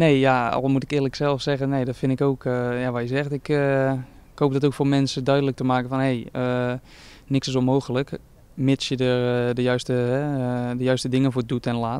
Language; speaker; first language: Dutch; native; Dutch